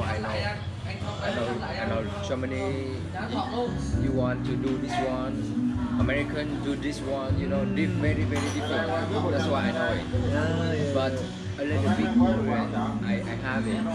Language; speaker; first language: English; non-native, learner; Vietnamese